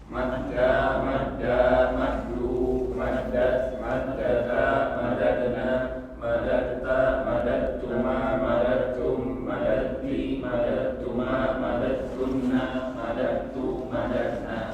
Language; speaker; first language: Arabic; non-native, learner; Indonesian